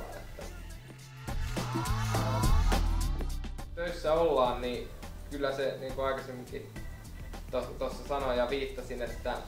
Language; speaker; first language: Finnish; native; Finnish